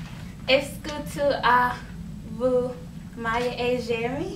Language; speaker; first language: French; non-native, learner; English